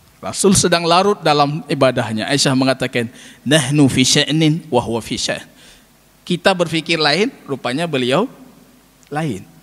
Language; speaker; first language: Malay; non-native, local second language; Achinese